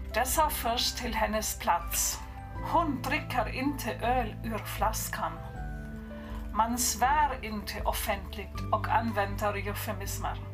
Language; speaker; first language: Swedish; non-native, fluent; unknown